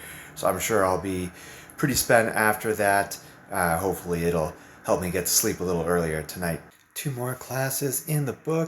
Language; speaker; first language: English; native; English